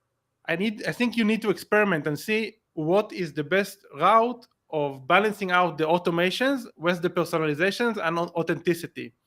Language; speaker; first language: English; non-native, fluent; Hebrew